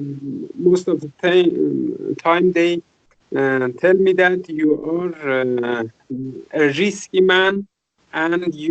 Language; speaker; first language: English; non-native, fluent; Persian